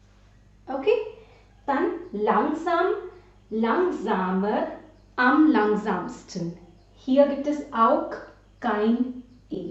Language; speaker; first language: German; non-native, fluent; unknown